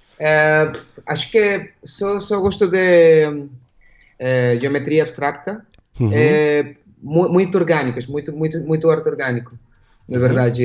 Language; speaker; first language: Portuguese; non-native, learner; Spanish